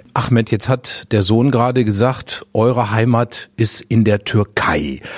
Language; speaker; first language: German; native; German